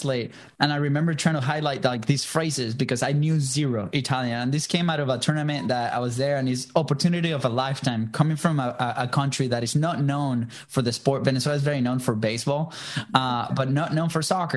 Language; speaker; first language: English; non-native, fluent; Spanish